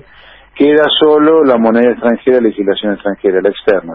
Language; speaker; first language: Spanish; native; Spanish